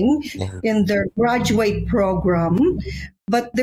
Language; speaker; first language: English; non-native, local second language; Hiligaynon